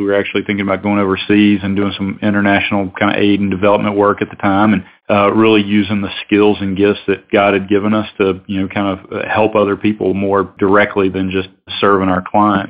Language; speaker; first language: English; native; English